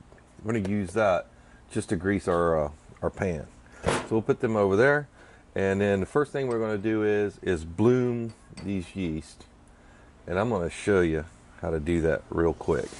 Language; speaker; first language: English; native; English